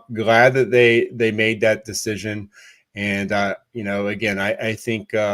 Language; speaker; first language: English; native; English